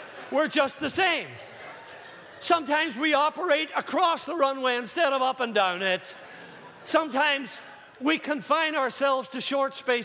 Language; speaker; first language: English; native; English